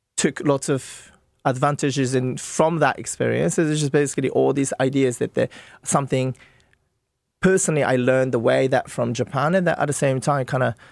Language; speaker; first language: English; non-native, fluent; Japanese